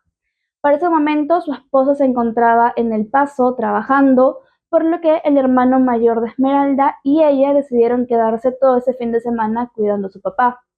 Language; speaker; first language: Spanish; native; Spanish